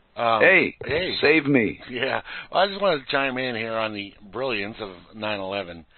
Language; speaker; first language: English; native; English